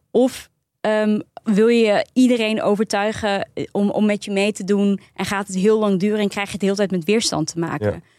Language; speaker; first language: Dutch; early bilingual, other home language; Turkish